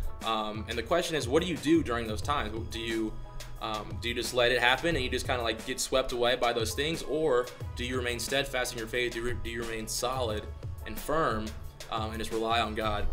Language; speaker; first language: English; native; English